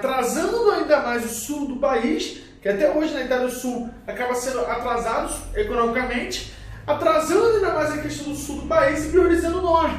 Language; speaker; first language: Portuguese; native; Portuguese